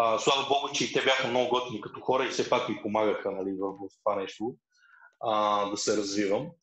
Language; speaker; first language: Bulgarian; early bilingual, other home language; Russian